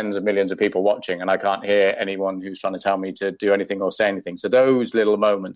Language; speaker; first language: English; native; English